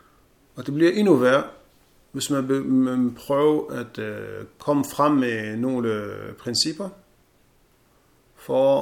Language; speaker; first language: Danish; non-native, fluent; Arabic